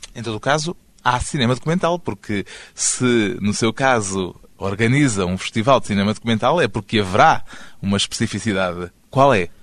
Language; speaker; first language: Portuguese; native; Portuguese